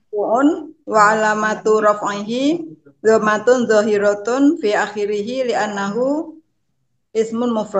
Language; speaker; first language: Arabic; non-native, learner; Indonesian